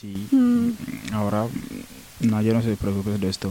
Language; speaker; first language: Spanish; non-native, learner; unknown